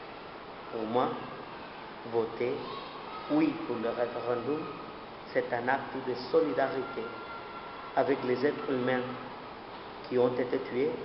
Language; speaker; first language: French; non-native, learner; Spanish